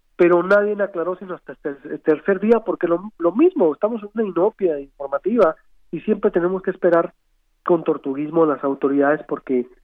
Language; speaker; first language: Spanish; native; Spanish